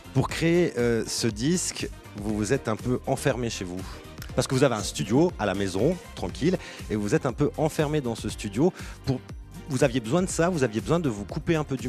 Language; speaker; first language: French; native; French